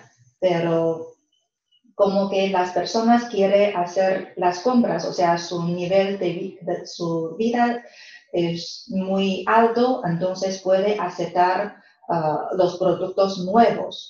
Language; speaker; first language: Spanish; non-native, fluent; Chinese